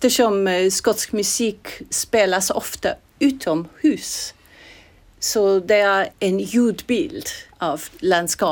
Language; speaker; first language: Swedish; non-native, fluent; English